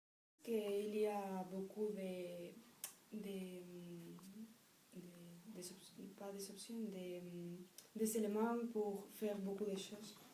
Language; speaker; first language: French; non-native, fluent; Spanish